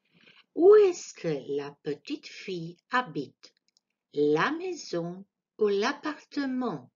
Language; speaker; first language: French; non-native, fluent; Croatian